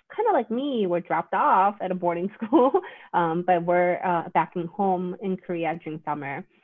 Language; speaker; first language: English; non-native, fluent; Korean